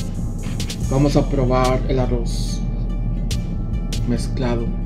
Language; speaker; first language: Spanish; early bilingual, other home language; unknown